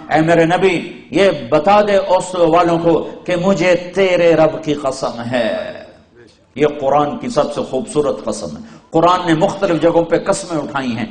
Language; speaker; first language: Urdu; non-native, local second language; Punjabi